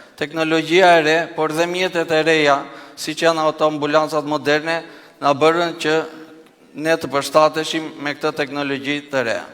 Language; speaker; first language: Albanian; native; Albanian